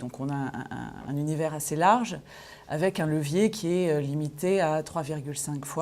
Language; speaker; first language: French; native; French